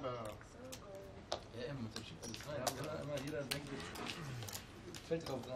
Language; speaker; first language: German; native; German